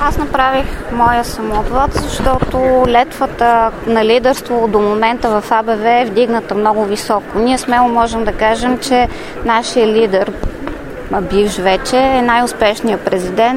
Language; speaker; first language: Bulgarian; native; Bulgarian